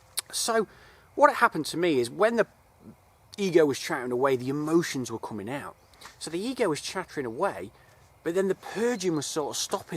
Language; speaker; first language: English; native; English